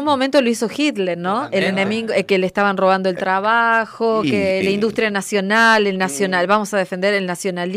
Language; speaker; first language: Spanish; native; Spanish